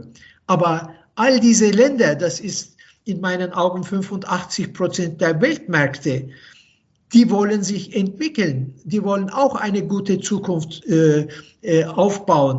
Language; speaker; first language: German; non-native, fluent; Turkish